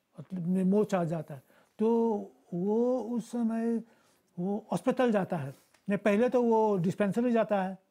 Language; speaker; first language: Hindi; early bilingual, heritage; Bhojpuri